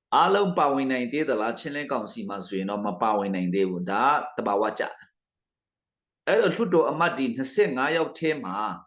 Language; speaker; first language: Burmese; non-native, local second language; Hakha Chin